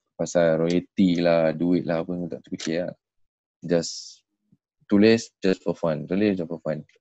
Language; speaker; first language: Malay; native; Malay